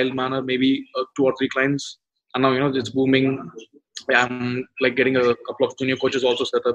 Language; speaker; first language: English; non-native, local second language; Tamil